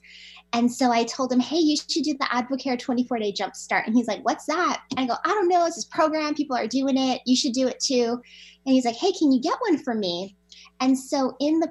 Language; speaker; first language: English; native; English